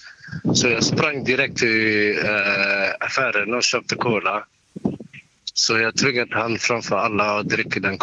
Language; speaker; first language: Swedish; non-native, learner; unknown